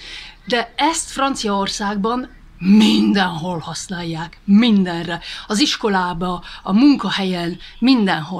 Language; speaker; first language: Hungarian; early bilingual, heritage; Hungarian